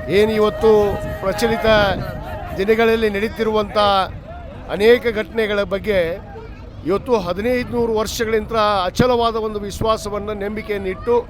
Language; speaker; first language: Kannada; native; Kannada